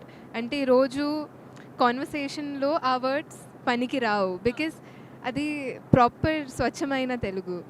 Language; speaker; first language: Telugu; non-native, fluent; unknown